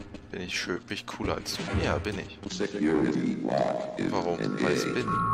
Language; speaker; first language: German; native; German